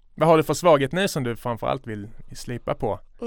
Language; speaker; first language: Swedish; native; Swedish